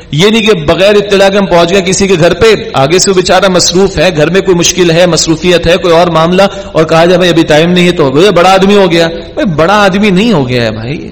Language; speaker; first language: Urdu; native; Urdu